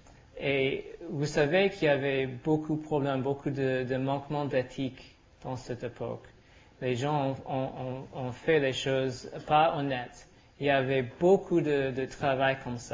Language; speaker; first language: French; non-native, learner; English